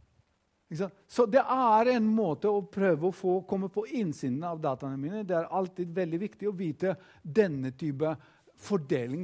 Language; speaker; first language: Norwegian; non-native, fluent; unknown